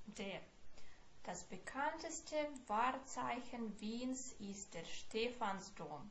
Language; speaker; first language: German; non-native, fluent; Ukrainian